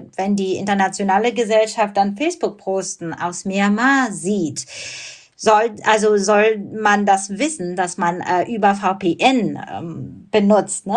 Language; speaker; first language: German; non-native, fluent; Burmese